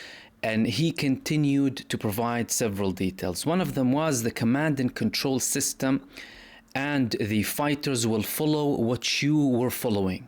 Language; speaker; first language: English; non-native, fluent; Arabic